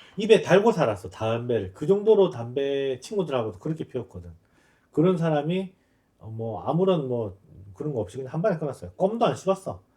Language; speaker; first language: Korean; native; Korean